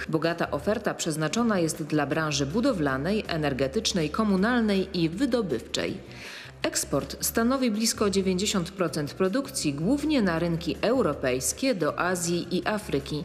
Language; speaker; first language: Polish; native; Polish